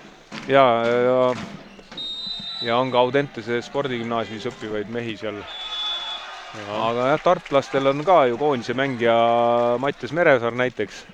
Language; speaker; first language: Estonian; native; Estonian